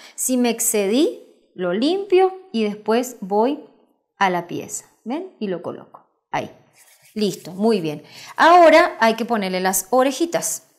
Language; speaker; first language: Spanish; native; Spanish